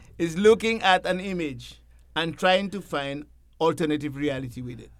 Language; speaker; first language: English; native; English